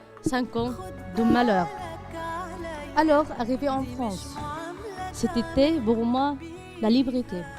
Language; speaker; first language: French; non-native, learner; Arabic